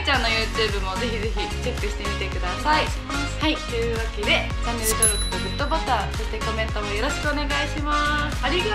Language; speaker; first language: Japanese; native; Japanese